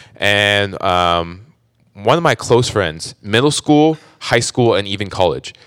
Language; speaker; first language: English; native; English